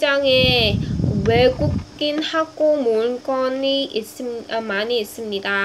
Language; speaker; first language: Korean; non-native, learner; Vietnamese